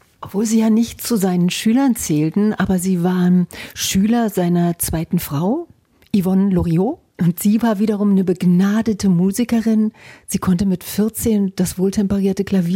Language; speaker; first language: German; native; German